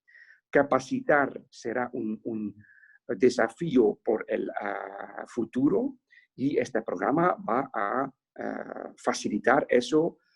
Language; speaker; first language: Spanish; non-native, fluent; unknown